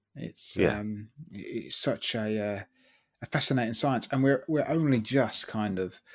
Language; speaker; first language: English; native; English